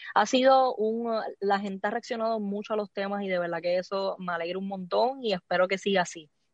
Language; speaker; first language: Spanish; native; Spanish